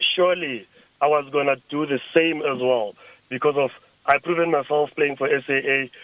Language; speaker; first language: English; non-native, local second language; Tsonga